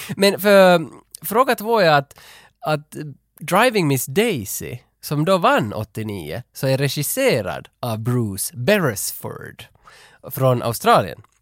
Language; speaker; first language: Swedish; native; Swedish